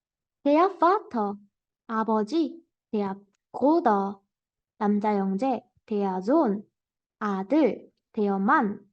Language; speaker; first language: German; non-native, fluent; Korean